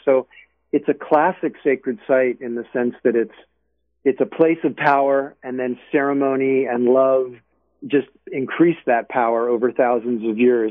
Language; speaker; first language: English; native; English